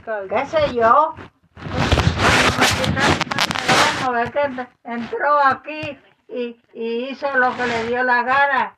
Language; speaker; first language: Spanish; native; Spanish